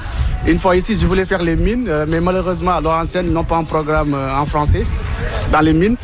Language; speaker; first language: French; non-native, local second language; Wolof